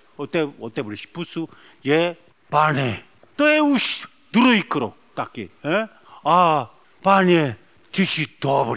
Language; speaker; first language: Czech; non-native, learner; Korean